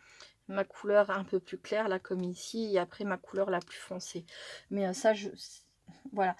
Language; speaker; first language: French; native; French